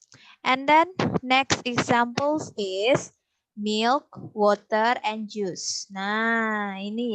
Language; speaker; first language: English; non-native, fluent; Indonesian